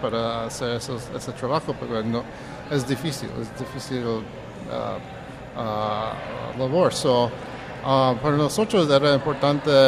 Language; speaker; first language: Spanish; early bilingual, heritage; Spanish